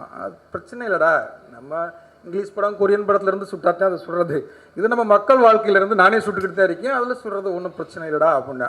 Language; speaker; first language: Tamil; native; Tamil